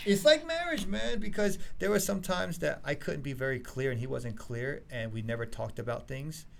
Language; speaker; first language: English; early bilingual, other home language; Chinese